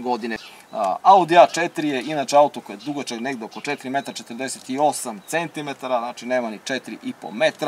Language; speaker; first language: Serbian; native; Serbian